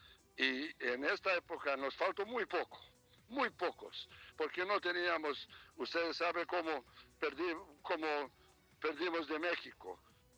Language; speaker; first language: Spanish; non-native, learner; Serbian